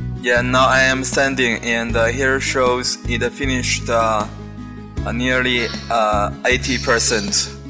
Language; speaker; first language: English; non-native, fluent; Chinese